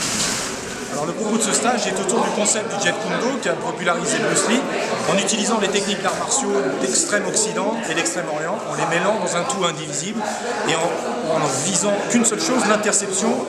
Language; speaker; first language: French; native; French